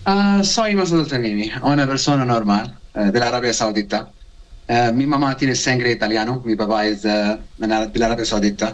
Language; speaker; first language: Spanish; non-native, learner; Arabic